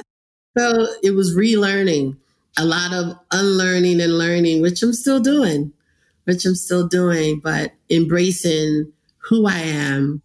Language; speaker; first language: English; early bilingual, other home language; Krio